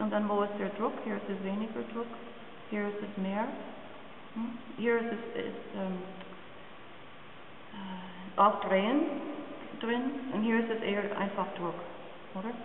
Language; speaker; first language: German; non-native, learner; English